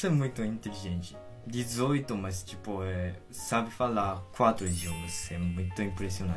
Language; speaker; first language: Portuguese; non-native, fluent; Japanese